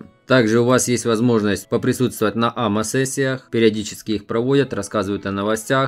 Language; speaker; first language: Russian; native; Russian